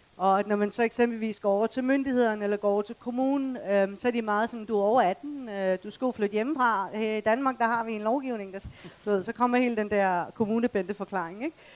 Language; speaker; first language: Danish; early bilingual, other home language; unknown